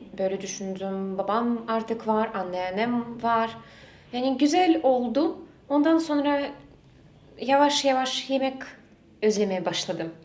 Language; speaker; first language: Turkish; non-native, learner; Russian